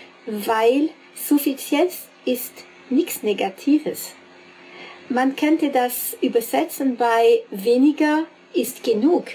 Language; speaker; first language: German; non-native, fluent; French